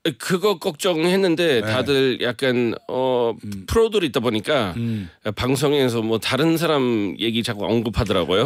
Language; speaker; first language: Korean; non-native, fluent; English